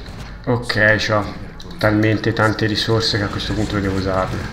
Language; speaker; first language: Italian; native; Italian